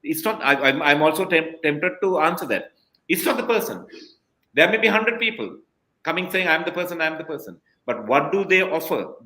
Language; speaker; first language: English; non-native, local second language; Tamil